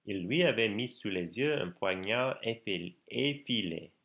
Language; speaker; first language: French; non-native, learner; English